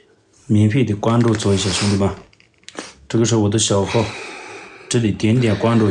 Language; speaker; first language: Chinese; non-native, local second language; Tibetan